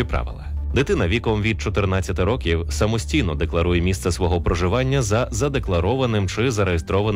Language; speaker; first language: Ukrainian; native; Ukrainian